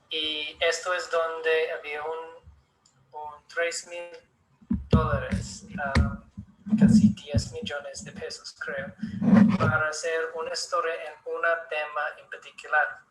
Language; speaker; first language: Spanish; non-native, learner; English